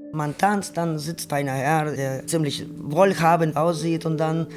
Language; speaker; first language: German; non-native, fluent; Ukrainian